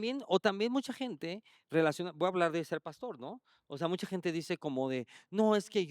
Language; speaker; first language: Spanish; native; Spanish